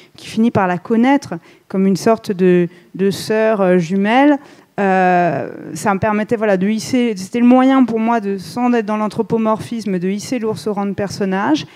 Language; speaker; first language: French; native; French